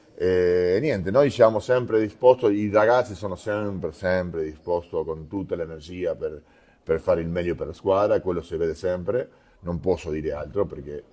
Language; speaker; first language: Italian; non-native, fluent; Spanish